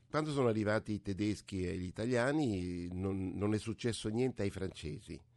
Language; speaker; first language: Italian; early bilingual, other home language; French